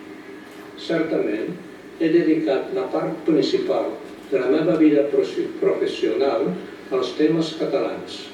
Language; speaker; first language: Catalan; non-native, fluent; Japanese